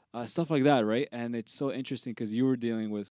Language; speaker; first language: English; native; English